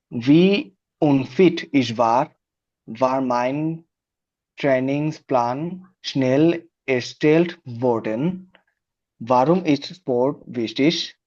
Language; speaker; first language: German; non-native, learner; Bangla